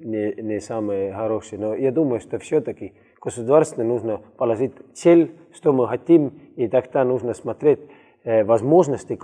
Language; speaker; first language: Russian; non-native, learner; Estonian